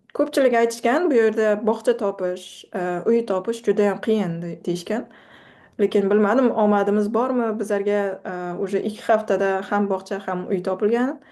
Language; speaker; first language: Uzbek; non-native, local second language; Kara-Kalpak